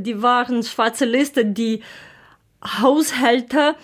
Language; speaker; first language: German; non-native, learner; Ukrainian